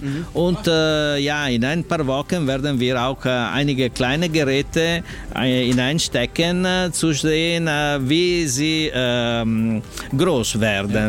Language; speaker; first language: German; non-native, learner; Italian